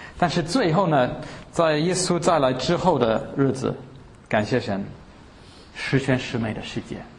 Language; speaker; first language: Chinese; early bilingual, heritage; Chinese